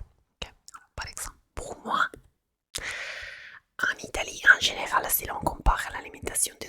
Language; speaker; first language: French; non-native, fluent; Italian